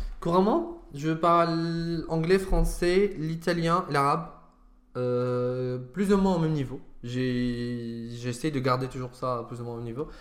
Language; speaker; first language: French; non-native, fluent; Arabic